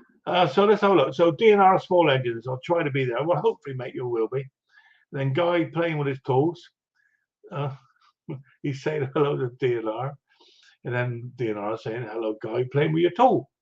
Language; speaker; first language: English; native; English